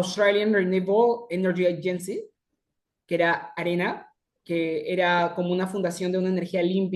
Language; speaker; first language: Spanish; native; Spanish